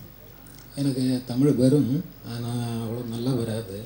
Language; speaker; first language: Tamil; non-native, learner; Malayalam